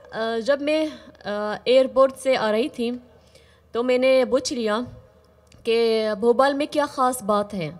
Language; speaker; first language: Urdu; non-native, fluent; Arabic